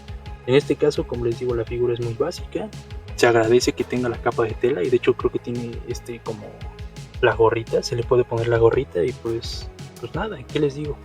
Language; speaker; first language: Spanish; native; Spanish